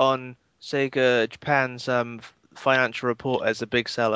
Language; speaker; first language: English; native; English